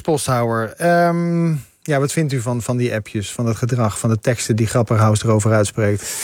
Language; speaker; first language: Dutch; native; Dutch